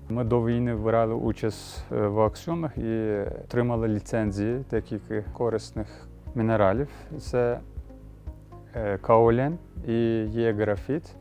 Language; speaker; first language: Ukrainian; non-native, learner; Turkish